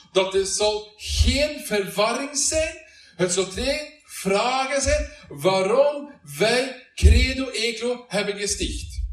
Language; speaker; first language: Dutch; non-native, learner; Norwegian